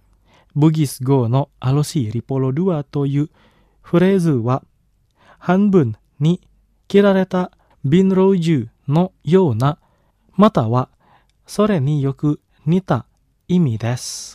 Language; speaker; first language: Japanese; non-native, fluent; Indonesian